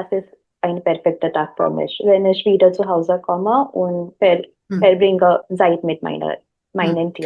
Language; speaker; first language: German; non-native, learner; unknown